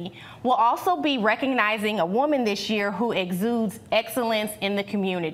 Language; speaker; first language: English; native; English